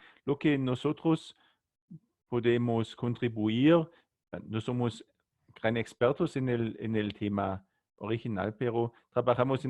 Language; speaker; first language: Spanish; non-native, learner; German